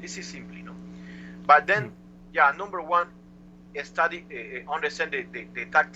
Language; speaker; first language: English; non-native, learner; Spanish